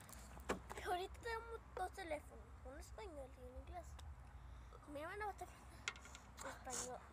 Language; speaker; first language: Spanish; early bilingual, heritage; Spanish